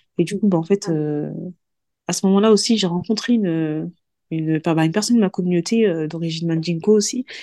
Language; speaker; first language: French; early bilingual, other home language; Mandingo